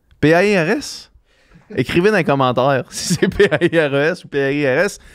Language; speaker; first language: French; native; French